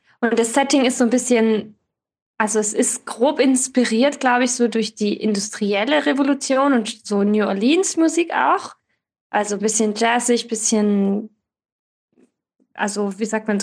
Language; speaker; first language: German; native; German